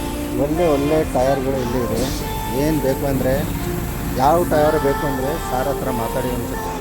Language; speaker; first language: Kannada; non-native, learner; Hindi